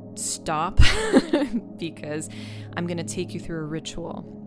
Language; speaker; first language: English; native; English